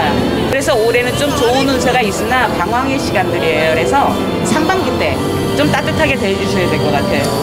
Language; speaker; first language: Korean; native; Korean